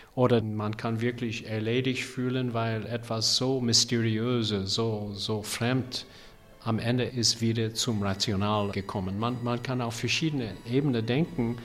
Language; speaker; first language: German; non-native, fluent; English